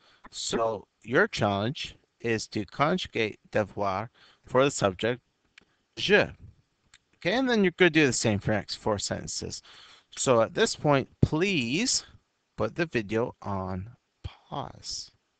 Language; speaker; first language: English; native; English